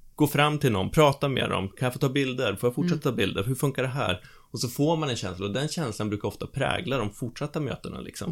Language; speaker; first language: Swedish; native; Swedish